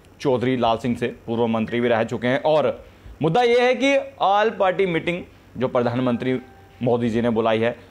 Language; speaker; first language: Hindi; native; Hindi